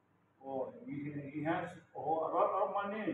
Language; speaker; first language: English; non-native, learner; Thai